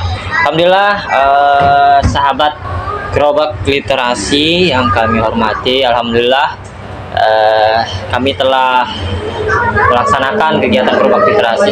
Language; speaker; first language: Indonesian; native; Indonesian